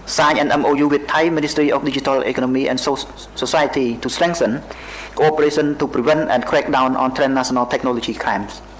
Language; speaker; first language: English; non-native, fluent; Khmer